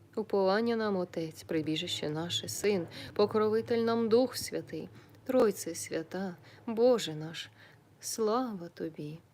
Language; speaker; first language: Ukrainian; native; Ukrainian